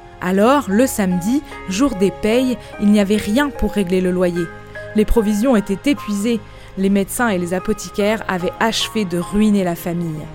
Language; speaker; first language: French; native; French